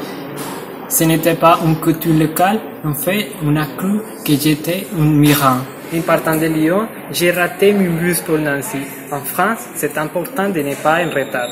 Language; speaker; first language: French; non-native, fluent; Spanish